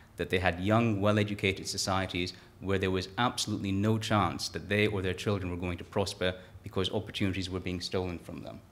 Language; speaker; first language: English; native; English